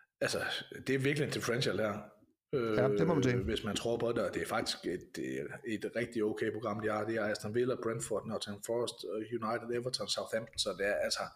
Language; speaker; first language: Danish; native; Danish